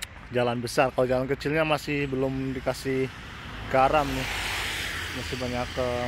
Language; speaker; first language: Indonesian; non-native, local second language; Javanese